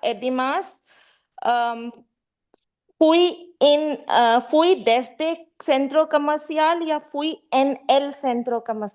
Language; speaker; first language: Spanish; non-native, learner; Urdu